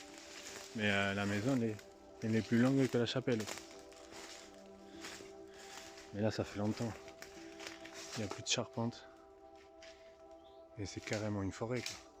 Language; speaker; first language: French; native; French